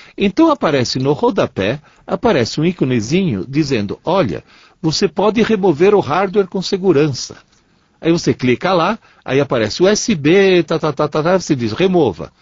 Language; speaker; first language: Portuguese; early bilingual, other home language; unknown